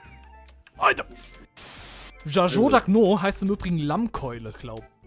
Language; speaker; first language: German; native; German